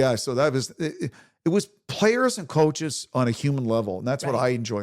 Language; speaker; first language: English; native; English